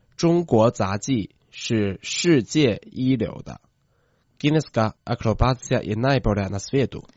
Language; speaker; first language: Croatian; non-native, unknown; Chinese